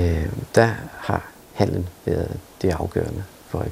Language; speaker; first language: Danish; native; Danish